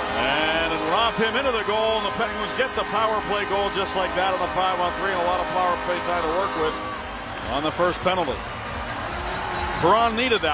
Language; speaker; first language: English; native; English